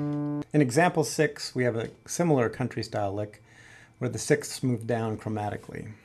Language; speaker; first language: English; native; English